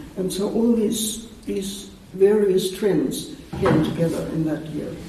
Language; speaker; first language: English; early bilingual, other home language; German